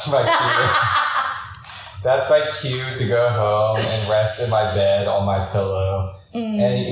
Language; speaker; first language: English; native; English